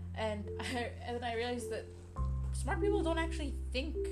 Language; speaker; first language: English; early bilingual, other home language; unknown